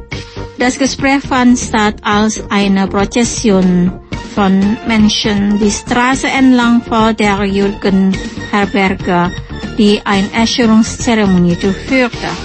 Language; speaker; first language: German; non-native, fluent; Indonesian